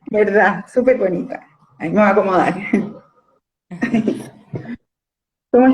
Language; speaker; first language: Spanish; native; Spanish